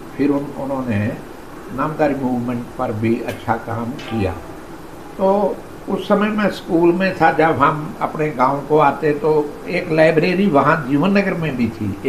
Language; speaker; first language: Hindi; non-native, local second language; Punjabi